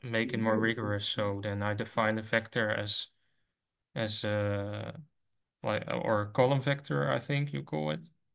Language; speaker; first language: English; non-native, fluent; Dutch